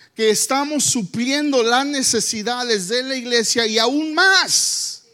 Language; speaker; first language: Spanish; early bilingual, heritage; Spanish